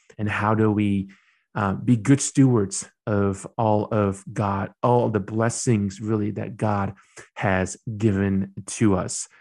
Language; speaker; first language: English; early bilingual, other home language; Burmese